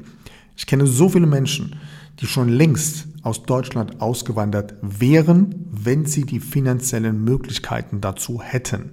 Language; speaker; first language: German; native; German